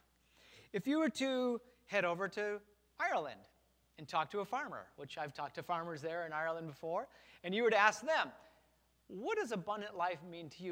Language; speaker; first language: English; native; English